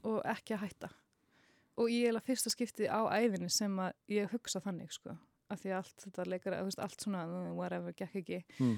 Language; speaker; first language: Icelandic; early bilingual, heritage; Icelandic